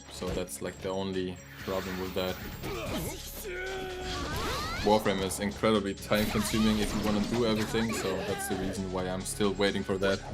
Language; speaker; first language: English; non-native, fluent; German